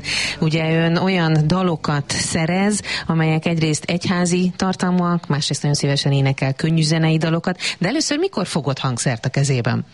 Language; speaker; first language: Hungarian; native; Hungarian